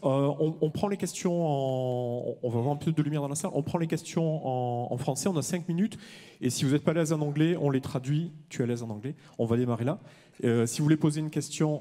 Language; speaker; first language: French; native; French